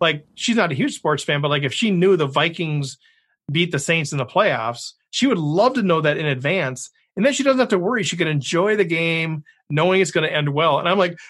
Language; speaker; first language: English; native; English